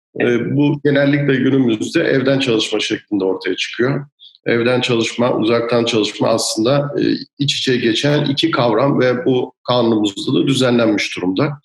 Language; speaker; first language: Turkish; native; Turkish